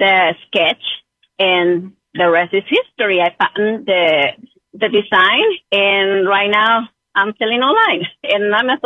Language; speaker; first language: English; non-native, fluent; Spanish